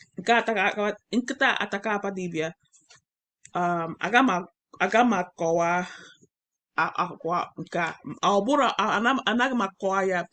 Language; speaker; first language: Igbo; non-native, learner; English